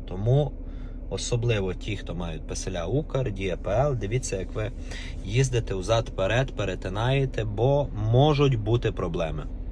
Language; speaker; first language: Ukrainian; native; Ukrainian